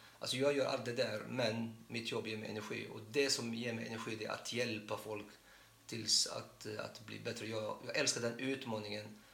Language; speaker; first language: Swedish; non-native, fluent; Arabic